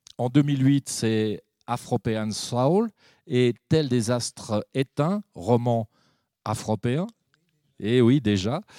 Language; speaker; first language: French; native; French